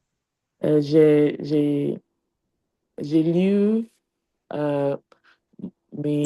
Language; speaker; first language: French; non-native, learner; English